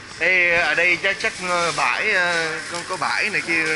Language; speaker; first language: Vietnamese; native; Vietnamese